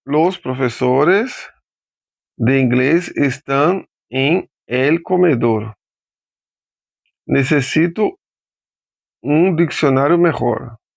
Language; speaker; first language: Spanish; non-native, fluent; Portuguese